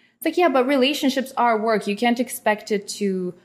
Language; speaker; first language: English; non-native, fluent; Russian